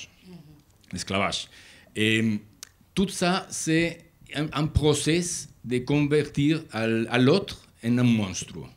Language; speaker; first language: French; non-native, learner; Spanish